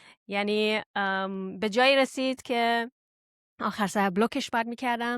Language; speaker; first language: Persian; early bilingual, heritage; Persian